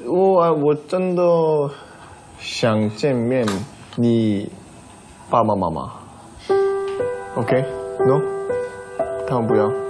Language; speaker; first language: Chinese; non-native, learner; Korean